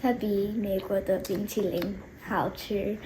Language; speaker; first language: Chinese; non-native, learner; English